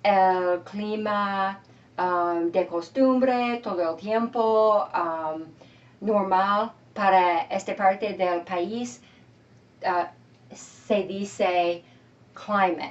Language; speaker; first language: Spanish; non-native, fluent; English